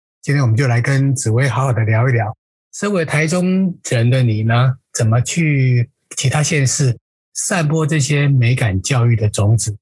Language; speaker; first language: Chinese; native; Chinese